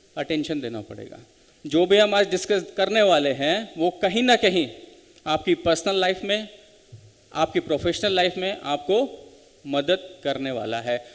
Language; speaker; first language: Hindi; native; Hindi